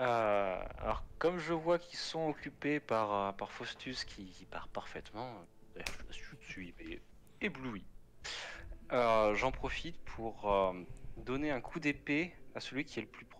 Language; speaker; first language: French; native; French